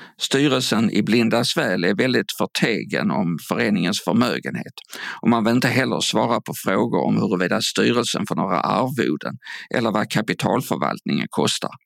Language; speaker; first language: Swedish; native; Swedish